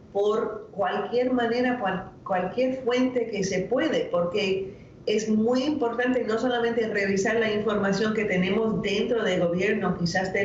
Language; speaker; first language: Spanish; non-native, fluent; English